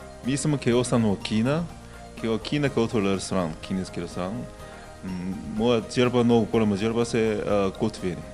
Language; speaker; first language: Macedonian; non-native, learner; Chinese